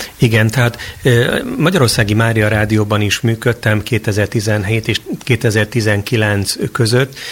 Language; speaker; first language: Hungarian; native; Hungarian